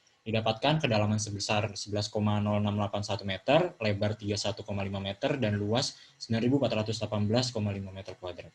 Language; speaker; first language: Indonesian; native; Indonesian